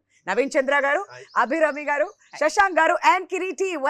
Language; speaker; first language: Telugu; native; Telugu